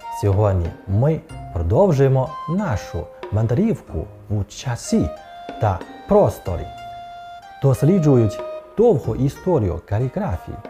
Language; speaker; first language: Ukrainian; non-native, fluent; Chinese